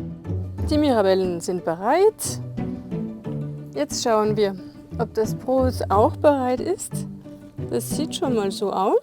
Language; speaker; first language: German; non-native, fluent; French